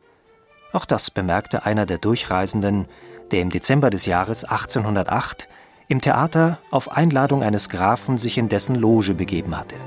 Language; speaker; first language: German; native; German